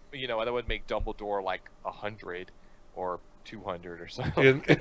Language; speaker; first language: English; native; English